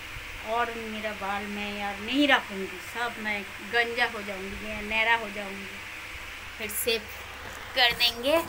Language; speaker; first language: Hindi; non-native, local second language; Bangla